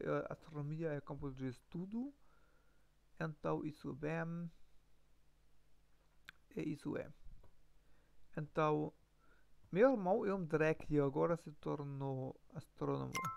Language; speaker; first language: Portuguese; non-native, learner; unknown